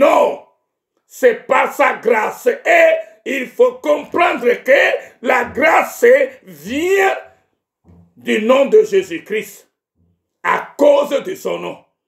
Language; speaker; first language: French; non-native, local second language; Ewe